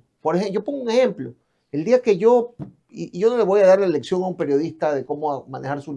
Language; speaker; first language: Spanish; native; Spanish